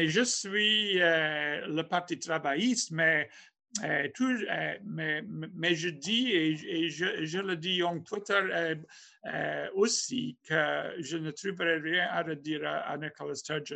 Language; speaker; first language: French; non-native, fluent; English